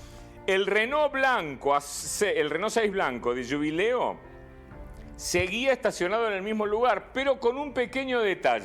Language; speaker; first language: Spanish; native; Spanish